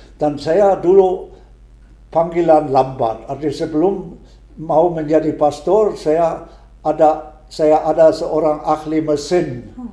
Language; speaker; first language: Indonesian; non-native, fluent; German